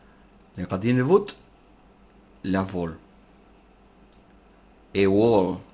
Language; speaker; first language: French; non-native, learner; Spanish